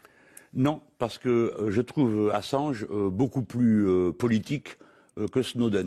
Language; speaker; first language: French; native; French